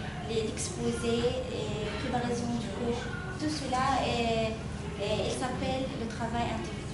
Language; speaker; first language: French; non-native, fluent; Arabic